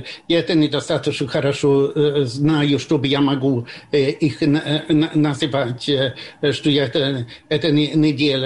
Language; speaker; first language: Russian; non-native, fluent; Swedish